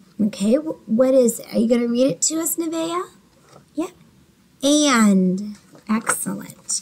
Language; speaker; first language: English; native; English